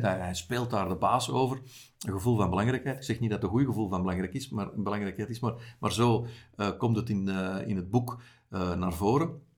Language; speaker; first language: Dutch; native; Dutch